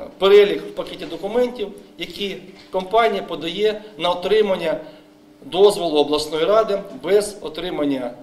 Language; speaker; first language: Ukrainian; native; Ukrainian